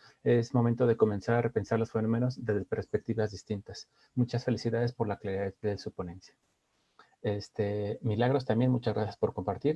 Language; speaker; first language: Spanish; native; Spanish